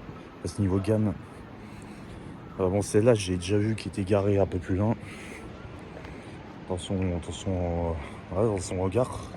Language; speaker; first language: French; native; French